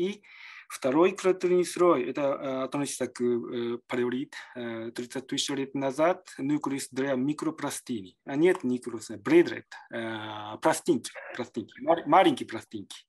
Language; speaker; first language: Russian; non-native, learner; Japanese